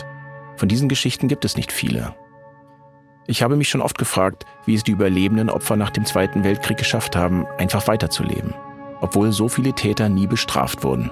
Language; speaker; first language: German; native; German